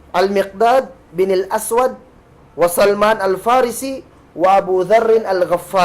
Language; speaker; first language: Arabic; non-native, fluent; Cebuano